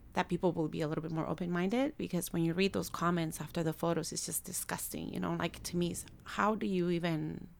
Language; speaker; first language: English; early bilingual, other home language; Spanish